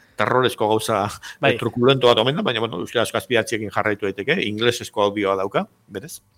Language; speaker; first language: Basque; native; Basque